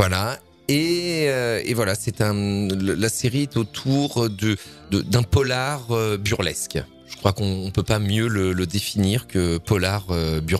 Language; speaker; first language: French; native; French